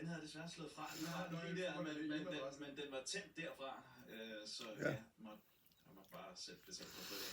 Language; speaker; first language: Danish; native; Danish